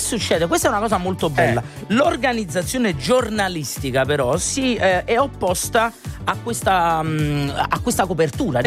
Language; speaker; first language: Italian; native; Italian